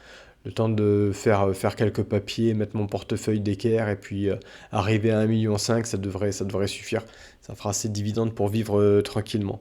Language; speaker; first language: French; native; French